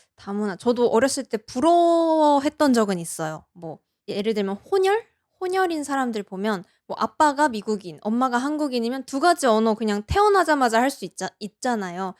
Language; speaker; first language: Korean; native; Korean